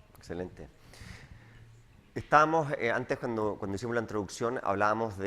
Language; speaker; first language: Spanish; native; Spanish